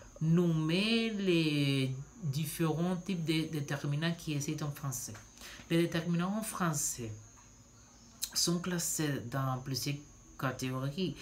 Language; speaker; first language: French; non-native, learner; Spanish